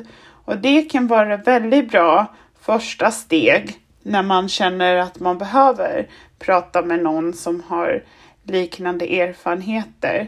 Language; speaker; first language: Swedish; non-native, fluent; German